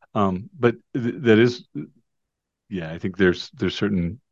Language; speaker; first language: English; native; English